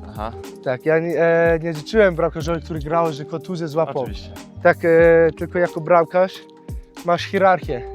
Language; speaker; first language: Polish; early bilingual, heritage; Polish